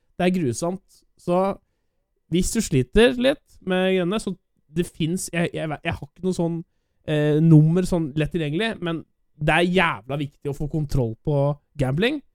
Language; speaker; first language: Norwegian; native; Norwegian